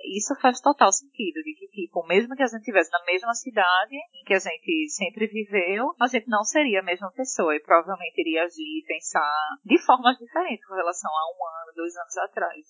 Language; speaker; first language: Portuguese; native; Portuguese